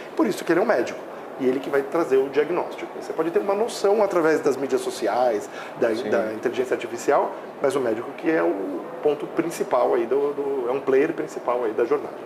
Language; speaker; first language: Portuguese; native; Portuguese